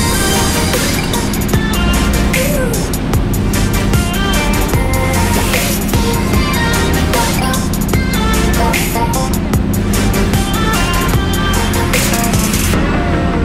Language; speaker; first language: Khmer; native; Khmer